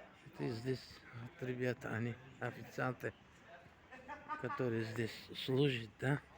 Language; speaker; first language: Russian; non-native, local second language; Uzbek